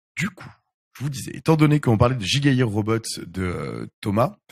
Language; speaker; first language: French; native; French